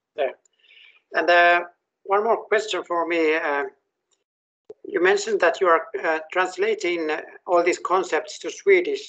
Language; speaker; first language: English; non-native, fluent; Finnish